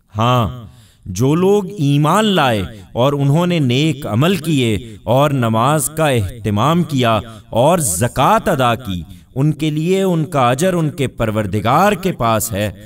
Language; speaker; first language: Urdu; non-native, local second language; Punjabi